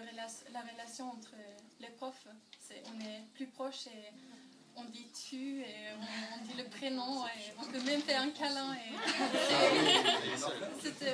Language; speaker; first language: French; non-native, learner; Norwegian